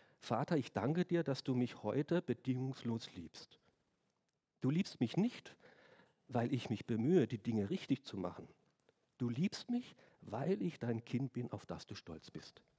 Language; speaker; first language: German; native; German